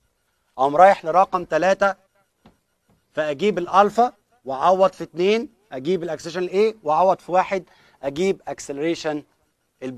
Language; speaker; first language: Arabic; native; Arabic